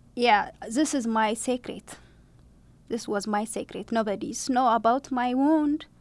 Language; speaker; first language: English; non-native, learner; Amharic